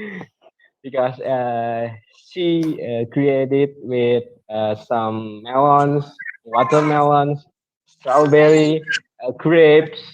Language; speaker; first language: English; non-native, learner; Indonesian